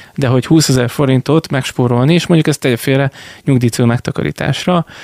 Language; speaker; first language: Hungarian; native; Hungarian